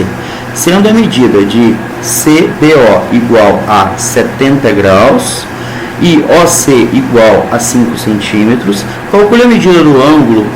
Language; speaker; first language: Portuguese; native; Portuguese